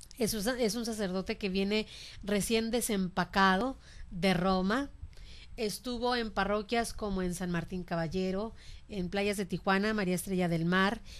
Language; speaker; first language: Spanish; native; Spanish